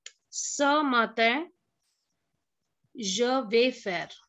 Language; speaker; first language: French; non-native, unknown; Hindi